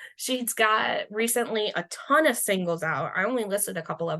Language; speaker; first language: English; native; English